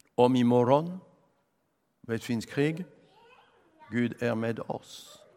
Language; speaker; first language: Swedish; non-native, fluent; French